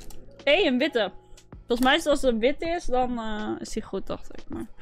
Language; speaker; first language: Dutch; native; Dutch